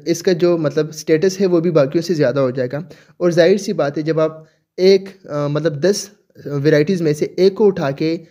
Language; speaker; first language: Urdu; native; Urdu